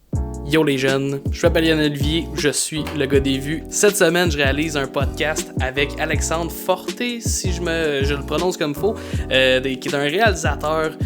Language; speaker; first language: French; native; French